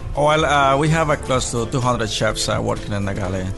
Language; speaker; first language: English; non-native, fluent; Spanish